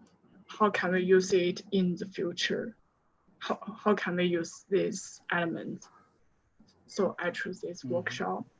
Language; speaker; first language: English; non-native, learner; Chinese